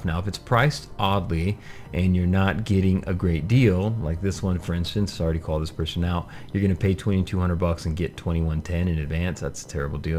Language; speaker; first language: English; native; English